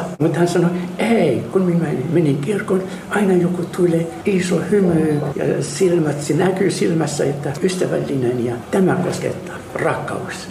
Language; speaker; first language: Finnish; non-native, fluent; Arabic